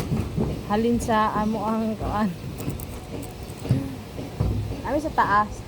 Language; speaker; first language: Filipino; non-native, local second language; Cebuano